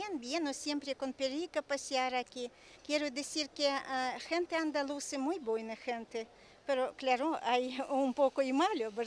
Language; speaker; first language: Spanish; non-native, learner; Russian